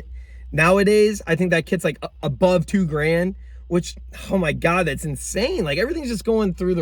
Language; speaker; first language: English; native; English